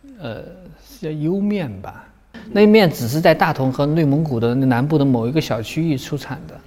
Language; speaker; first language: Chinese; native; Chinese